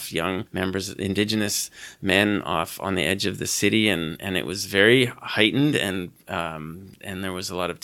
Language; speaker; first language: English; native; English